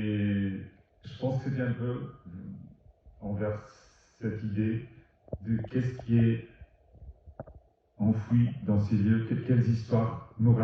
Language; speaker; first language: French; non-native, fluent; Portuguese